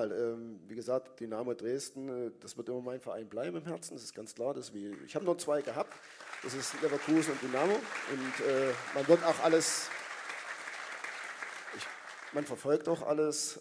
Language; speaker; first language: German; native; German